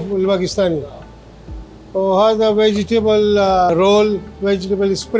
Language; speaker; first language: Arabic; non-native, learner; Urdu